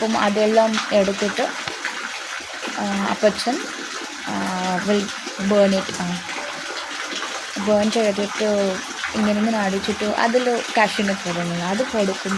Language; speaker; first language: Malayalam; non-native, local second language; Telugu